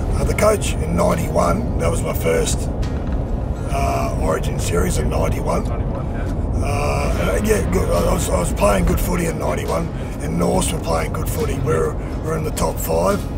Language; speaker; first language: English; native; English